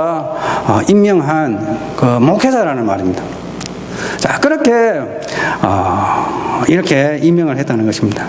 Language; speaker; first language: Korean; native; Korean